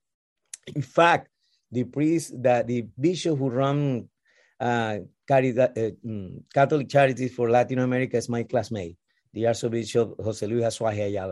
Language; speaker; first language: English; non-native, learner; Spanish